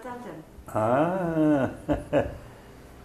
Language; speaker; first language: Hebrew; native; Hebrew